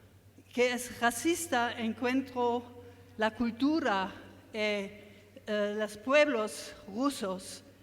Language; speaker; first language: Spanish; non-native, learner; German